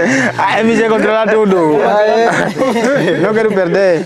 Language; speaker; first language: Portuguese; non-native, learner; Vietnamese